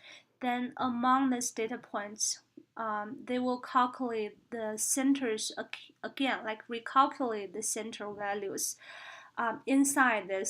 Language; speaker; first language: English; non-native, fluent; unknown